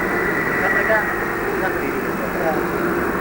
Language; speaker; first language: Indonesian; non-native, learner; Korean